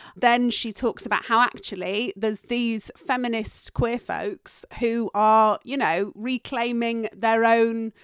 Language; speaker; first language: English; native; English